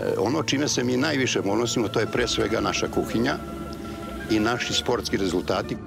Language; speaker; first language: Bosnian; native; Bosnian